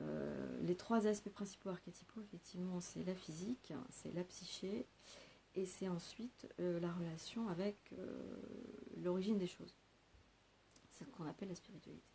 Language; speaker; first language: French; native; French